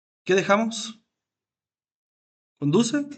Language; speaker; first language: Spanish; native; Spanish